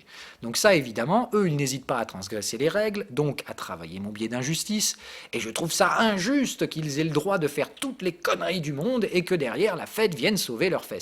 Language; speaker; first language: French; native; French